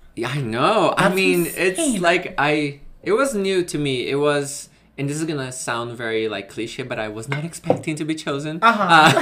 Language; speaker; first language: English; non-native, fluent; Portuguese